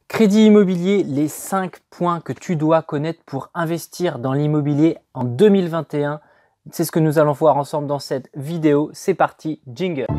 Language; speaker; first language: French; native; French